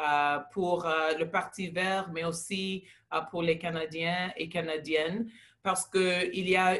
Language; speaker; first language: French; non-native, local second language; English